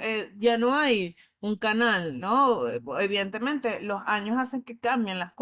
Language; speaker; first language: Spanish; native; Spanish